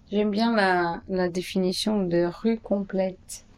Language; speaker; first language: French; non-native, fluent; Portuguese